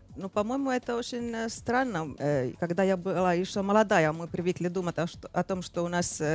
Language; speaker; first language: Russian; non-native, fluent; Finnish